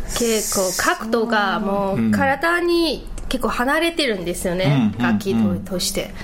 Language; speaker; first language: Japanese; non-native, fluent; Mongolian